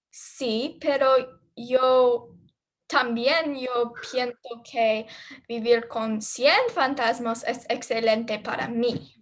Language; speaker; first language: Spanish; non-native, learner; English